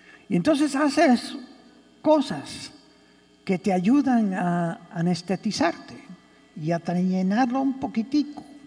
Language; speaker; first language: Spanish; early bilingual, heritage; Spanish